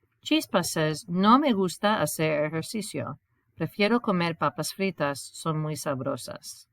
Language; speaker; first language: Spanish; non-native, fluent; English